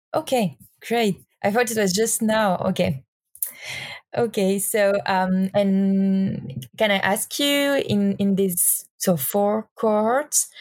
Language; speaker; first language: English; non-native, learner; French